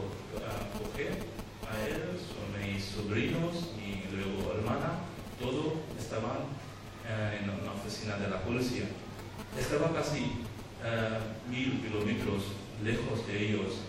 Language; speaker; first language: Spanish; non-native, learner; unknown